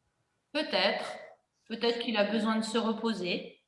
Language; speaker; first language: French; native; French